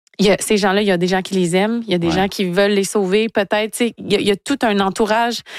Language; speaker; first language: French; native; French